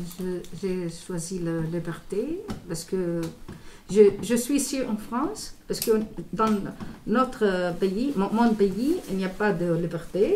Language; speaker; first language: French; non-native, learner; Arabic